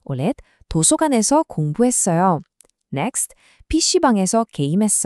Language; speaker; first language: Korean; non-native, fluent; Filipino